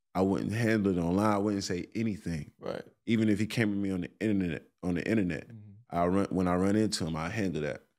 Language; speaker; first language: English; native; English